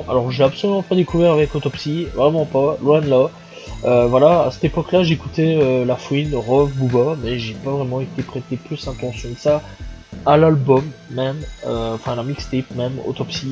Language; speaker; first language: French; native; French